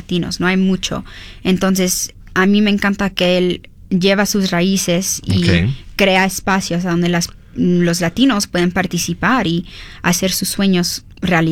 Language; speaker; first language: Spanish; early bilingual, heritage; Spanish